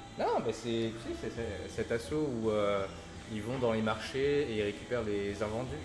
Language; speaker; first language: French; native; French